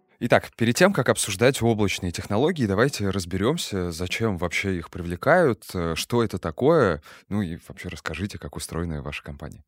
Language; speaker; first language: Russian; native; Russian